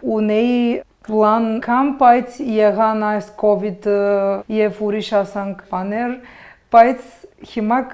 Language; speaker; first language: Armenian; early bilingual, heritage; Armenian